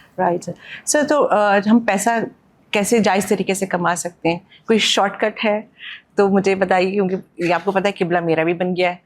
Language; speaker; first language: Urdu; native; Urdu